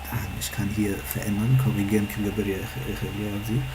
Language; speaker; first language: German; non-native, learner; Tigrinya